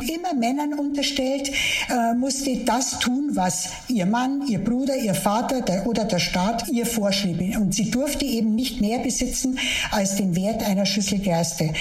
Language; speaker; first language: German; native; German